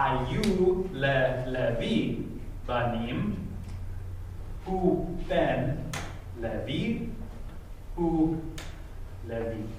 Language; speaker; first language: Hebrew; non-native, fluent; English